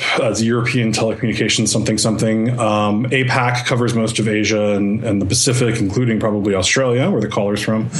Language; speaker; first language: English; native; English